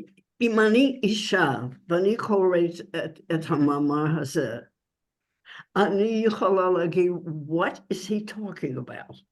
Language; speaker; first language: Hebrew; non-native, learner; English